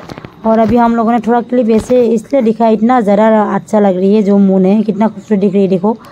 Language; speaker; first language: Hindi; non-native, local second language; Assamese